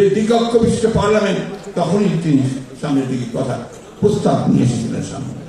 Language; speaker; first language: Bangla; native; Bangla